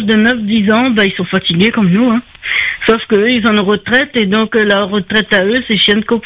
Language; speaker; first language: French; native; French